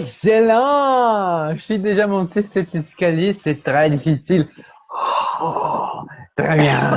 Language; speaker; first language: French; non-native, fluent; Portuguese